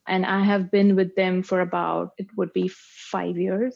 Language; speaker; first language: English; non-native, local second language; Marathi